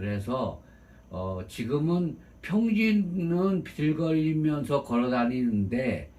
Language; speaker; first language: Korean; native; Korean